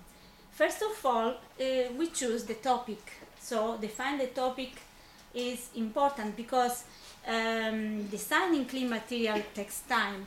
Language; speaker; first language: English; non-native, fluent; Italian